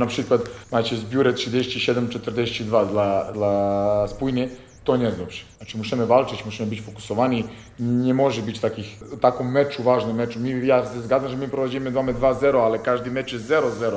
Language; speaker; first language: Polish; non-native, fluent; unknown